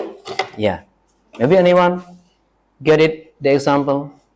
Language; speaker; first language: English; non-native, learner; Indonesian